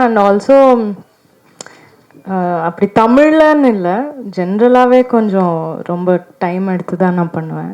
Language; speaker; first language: Tamil; non-native, local second language; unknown